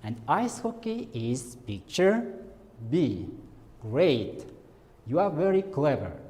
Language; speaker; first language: English; non-native, fluent; Kazakh